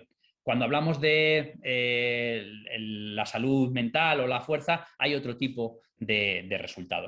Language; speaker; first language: Spanish; native; Spanish